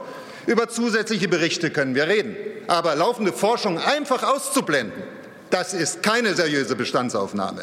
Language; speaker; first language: German; native; German